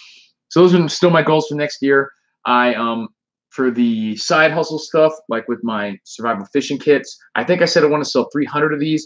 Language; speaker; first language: English; native; English